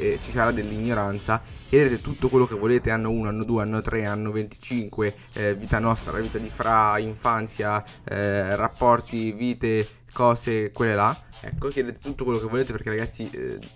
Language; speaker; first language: Italian; native; Italian